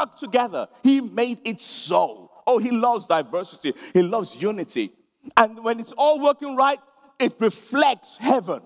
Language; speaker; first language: English; non-native, local second language; Yoruba